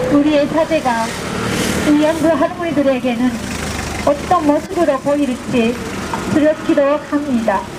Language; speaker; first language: Korean; non-native, fluent; Japanese